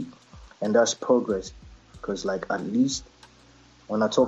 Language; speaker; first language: English; non-native, local second language; Akan